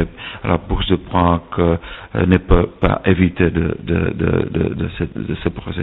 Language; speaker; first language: French; non-native, fluent; Czech